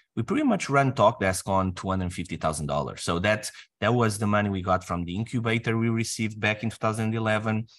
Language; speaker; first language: English; non-native, fluent; Portuguese